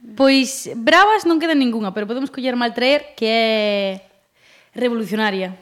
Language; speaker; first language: Galician; native; Galician